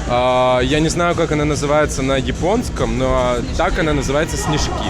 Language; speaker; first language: Russian; native; Russian